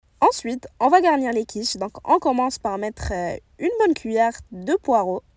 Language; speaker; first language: French; native; French